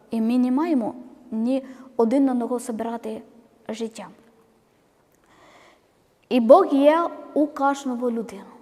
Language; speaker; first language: Ukrainian; non-native, learner; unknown